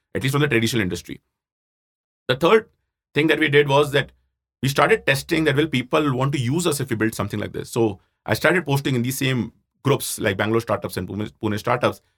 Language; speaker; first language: English; non-native, local second language; Hindi